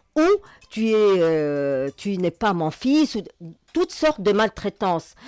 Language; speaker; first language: French; non-native, local second language; Arabic